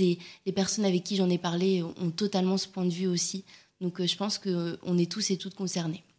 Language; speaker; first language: French; native; French